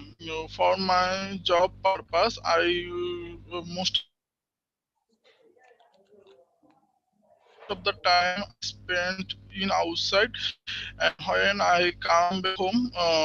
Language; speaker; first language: English; non-native, learner; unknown